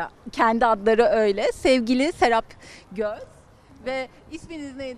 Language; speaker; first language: Turkish; native; Turkish